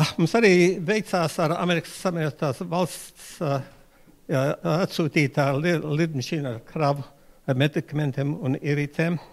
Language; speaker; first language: Latvian; early bilingual, heritage; Latvian